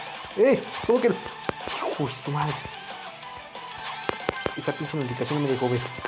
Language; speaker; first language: Spanish; native; Spanish